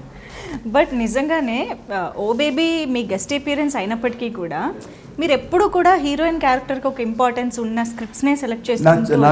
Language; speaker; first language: Telugu; native; Telugu